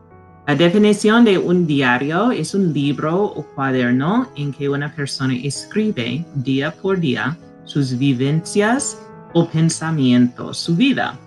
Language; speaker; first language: Spanish; non-native, fluent; English